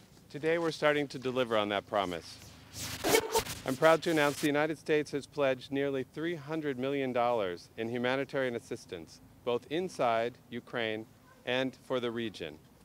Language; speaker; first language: English; native; English